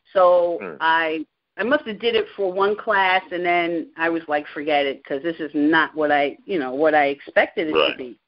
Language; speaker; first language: English; native; English